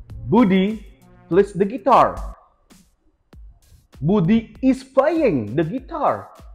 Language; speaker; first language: English; non-native, fluent; Indonesian